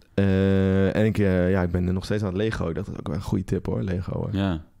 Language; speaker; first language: Dutch; native; Dutch